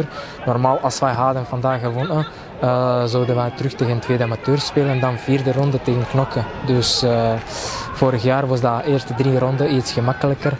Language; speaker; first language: Dutch; non-native, local second language; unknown